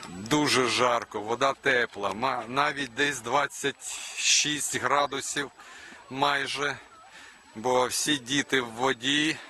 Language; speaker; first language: Ukrainian; non-native, local second language; Russian